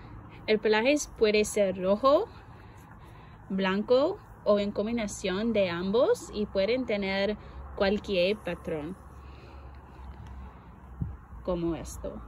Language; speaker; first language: Spanish; non-native, learner; English